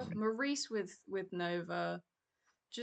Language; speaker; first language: English; native; English